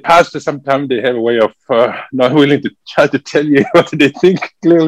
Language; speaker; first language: English; non-native, fluent; French